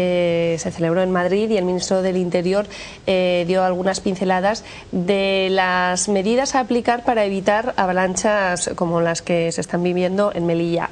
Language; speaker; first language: Spanish; native; Spanish